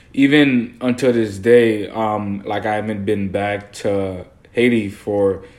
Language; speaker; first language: English; early bilingual, other home language; Haitian Creole